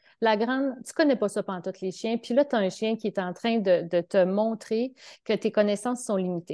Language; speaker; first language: French; native; French